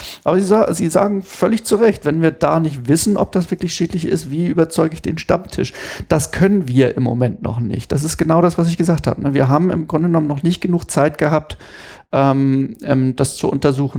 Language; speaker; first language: German; native; German